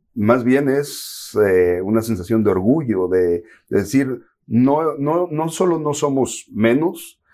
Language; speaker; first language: Spanish; native; Spanish